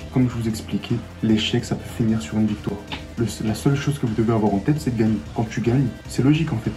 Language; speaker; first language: French; native; French